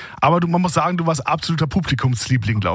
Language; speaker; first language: German; native; German